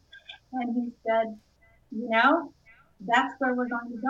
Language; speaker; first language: English; early bilingual, other home language; Indonesian